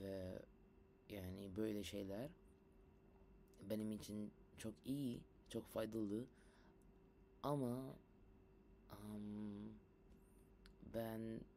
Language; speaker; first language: Turkish; non-native, learner; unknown